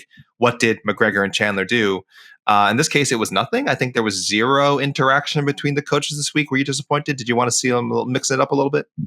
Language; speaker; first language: English; native; English